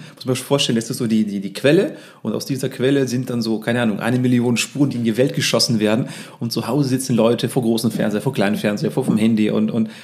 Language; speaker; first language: German; early bilingual, other home language; Russian